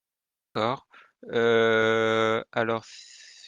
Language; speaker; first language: French; native; French